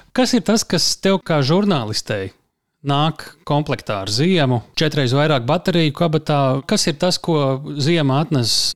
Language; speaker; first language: Latvian; native; Latvian